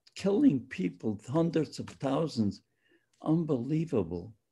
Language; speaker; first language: English; non-native, fluent; Polish